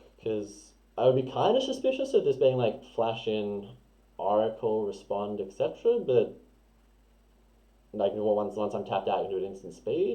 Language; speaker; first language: English; native; English